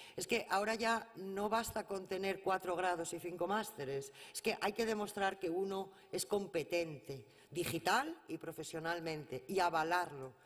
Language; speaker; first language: Spanish; native; Spanish